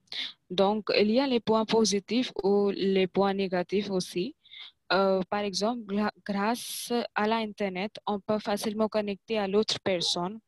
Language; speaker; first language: French; non-native, fluent; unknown